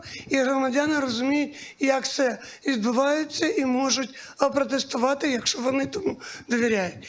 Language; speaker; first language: Ukrainian; native; Ukrainian